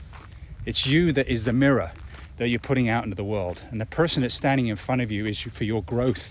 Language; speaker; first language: English; native; English